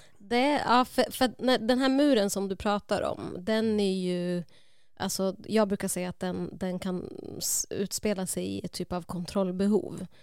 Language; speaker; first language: Swedish; native; Swedish